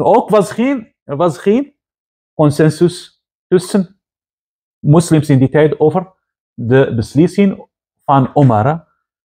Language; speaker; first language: Dutch; non-native, fluent; Arabic